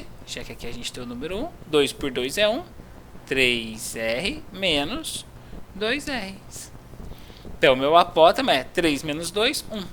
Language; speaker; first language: Portuguese; native; Portuguese